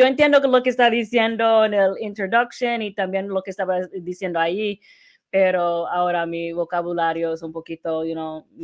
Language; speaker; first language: Spanish; non-native, learner; English